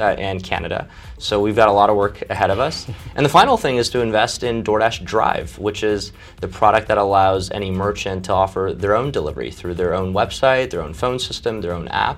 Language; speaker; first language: English; early bilingual, other home language; Chinese